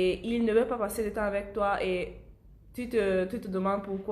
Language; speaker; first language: French; non-native, learner; Italian